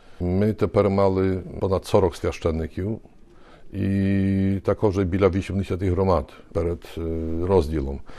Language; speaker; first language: Ukrainian; early bilingual, heritage; Ukrainian